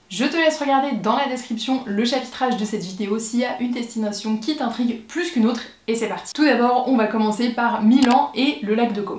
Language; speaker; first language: French; native; French